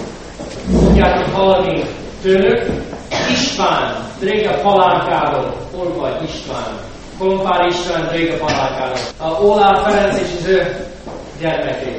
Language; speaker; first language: Hungarian; non-native, fluent; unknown